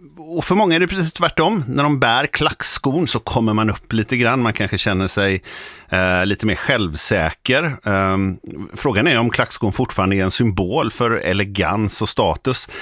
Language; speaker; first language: Swedish; native; Swedish